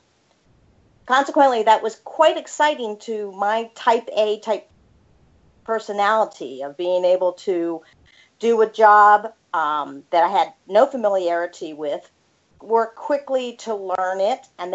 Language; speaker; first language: English; native; English